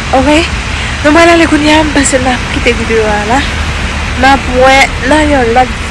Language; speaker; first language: French; non-native, learner; Haitian Creole